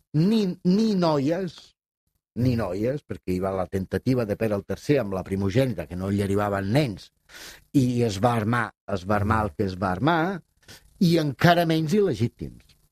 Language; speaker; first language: Catalan; non-native, fluent; Italian